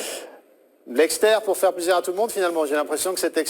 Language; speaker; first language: French; native; French